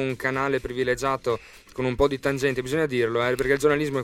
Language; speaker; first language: Italian; native; Italian